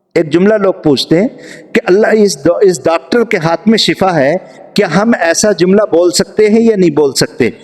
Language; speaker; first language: Urdu; native; Urdu